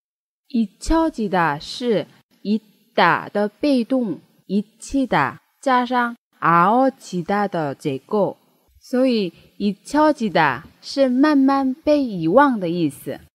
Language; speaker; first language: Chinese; non-native, fluent; Korean